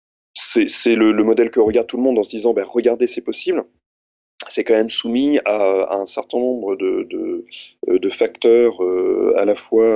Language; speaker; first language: French; native; French